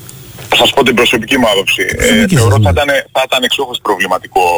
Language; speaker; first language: Greek; native; Greek